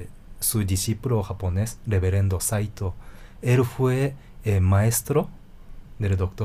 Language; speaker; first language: Spanish; non-native, fluent; Japanese